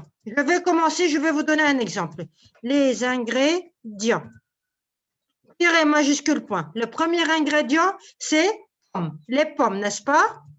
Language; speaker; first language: French; non-native, local second language; Arabic